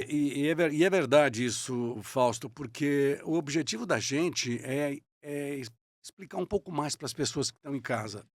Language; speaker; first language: Portuguese; early bilingual, other home language; Italian